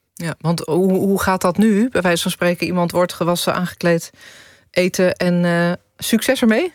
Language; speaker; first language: Dutch; native; Dutch